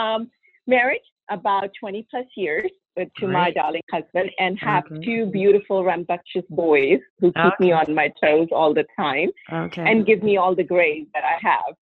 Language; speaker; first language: English; non-native, local second language; Hindi